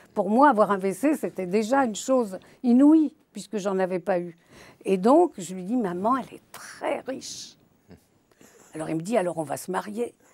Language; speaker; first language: French; early bilingual, other home language; Yiddish